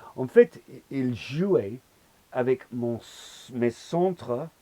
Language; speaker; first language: French; non-native, learner; English